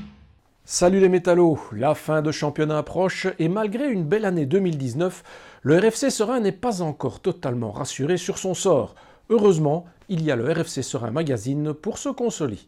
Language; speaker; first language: French; native; French